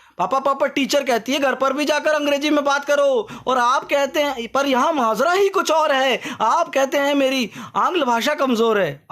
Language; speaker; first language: Hindi; native; Hindi